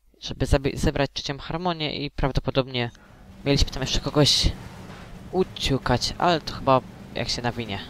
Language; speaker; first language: Polish; native; Polish